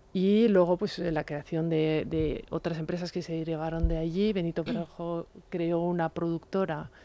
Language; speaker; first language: Spanish; non-native, fluent; French